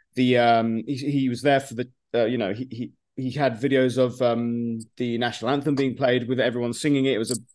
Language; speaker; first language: English; native; English